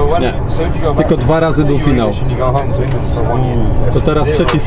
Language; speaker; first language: Polish; native; Polish